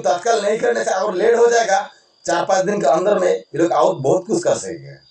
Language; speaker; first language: Hindi; non-native, local second language; Bangla